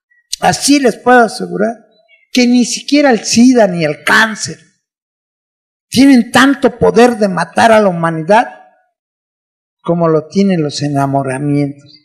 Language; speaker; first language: Spanish; native; Spanish